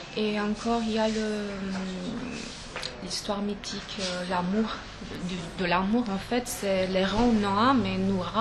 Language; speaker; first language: French; non-native, fluent; Romanian